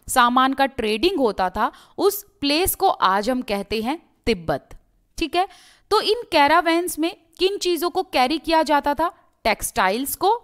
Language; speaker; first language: Hindi; native; Hindi